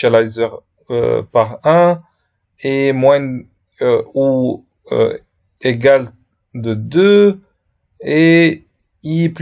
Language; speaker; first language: French; non-native, fluent; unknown